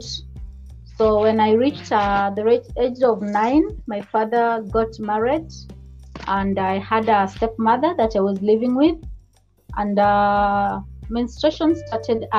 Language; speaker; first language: English; non-native, local second language; Luyia